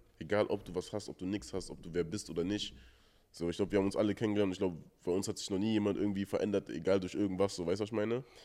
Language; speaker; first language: German; native; German